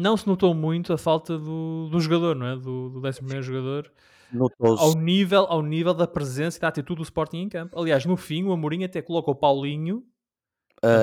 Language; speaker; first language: Portuguese; native; Portuguese